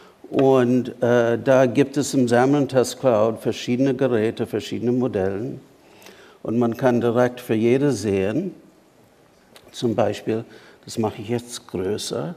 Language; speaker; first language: German; non-native, fluent; English